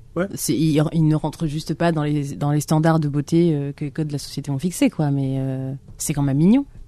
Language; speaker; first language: French; non-native, local second language; Arabic